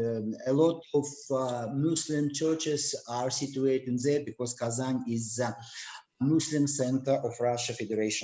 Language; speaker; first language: English; non-native, learner; Russian